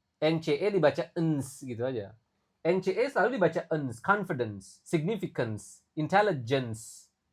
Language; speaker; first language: Indonesian; native; Indonesian